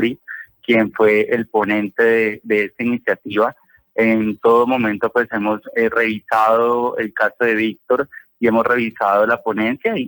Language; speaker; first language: Spanish; native; Spanish